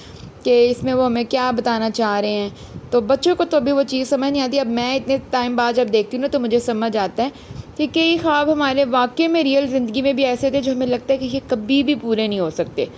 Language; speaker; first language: Urdu; native; Urdu